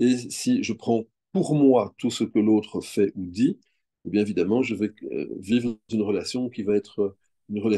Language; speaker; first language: French; native; French